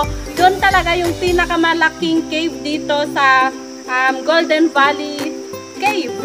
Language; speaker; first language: Filipino; non-native, local second language; Iloko